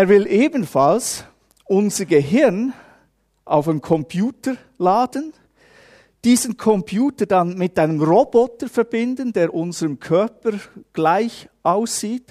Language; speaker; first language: German; native; German